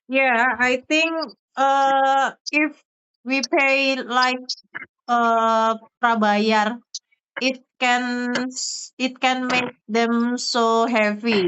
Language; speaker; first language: English; non-native, learner; Indonesian